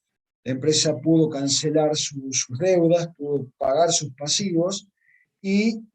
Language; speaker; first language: Spanish; native; Spanish